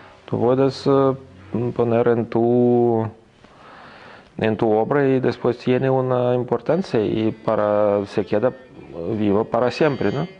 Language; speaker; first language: Spanish; non-native, learner; Russian